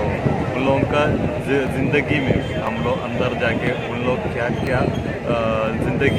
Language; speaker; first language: Hindi; non-native, local second language; Malayalam